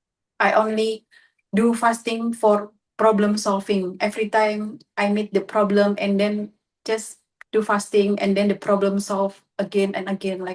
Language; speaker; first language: English; non-native, learner; Indonesian